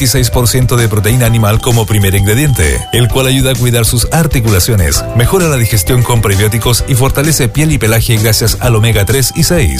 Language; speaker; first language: Spanish; native; Spanish